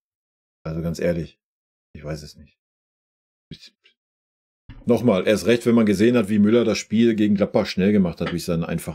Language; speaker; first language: German; native; German